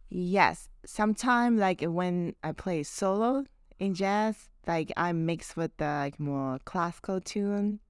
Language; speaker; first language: English; non-native, fluent; Japanese